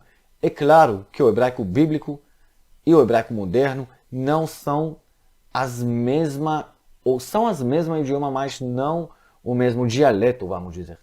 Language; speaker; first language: Portuguese; non-native, fluent; Hebrew